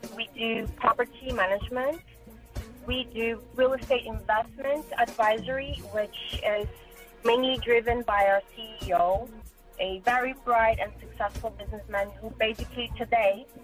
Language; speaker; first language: English; non-native, fluent; Portuguese